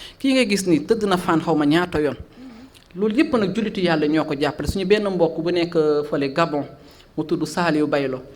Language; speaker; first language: Wolof; non-native, fluent; Fula